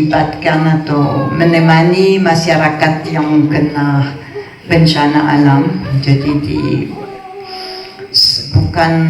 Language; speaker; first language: Indonesian; non-native, fluent; French